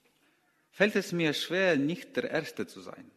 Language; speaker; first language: German; non-native, learner; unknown